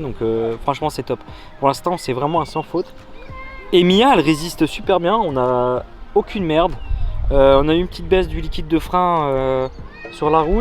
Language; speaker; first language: French; native; French